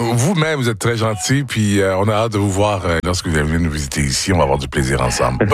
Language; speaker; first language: French; native; French